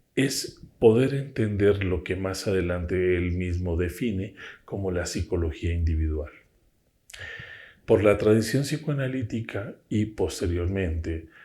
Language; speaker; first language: Spanish; native; Spanish